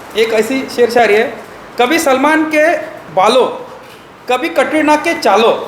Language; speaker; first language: Hindi; non-native, local second language; Marathi